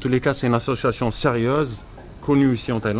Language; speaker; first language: French; native; French